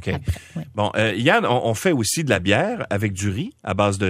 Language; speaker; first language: French; native; French